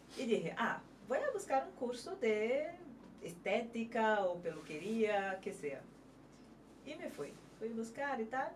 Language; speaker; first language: Spanish; non-native, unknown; Portuguese